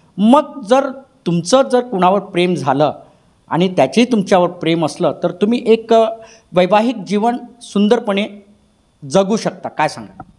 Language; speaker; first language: Marathi; native; Marathi